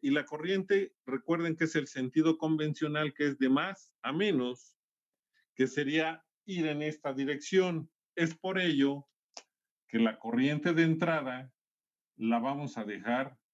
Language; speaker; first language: Spanish; native; Spanish